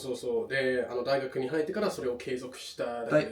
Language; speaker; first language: Japanese; non-native, fluent; English